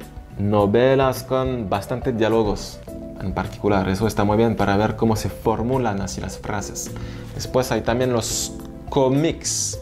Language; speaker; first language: Spanish; non-native, fluent; French